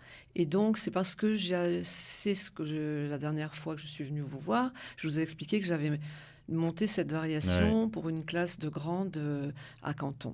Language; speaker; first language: French; native; French